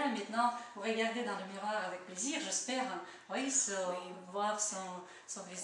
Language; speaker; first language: French; non-native, learner; Russian